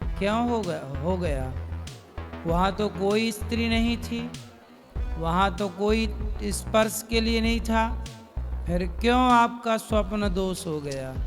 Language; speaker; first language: Hindi; native; Hindi